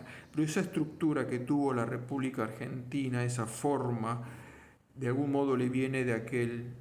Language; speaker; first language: Spanish; native; Spanish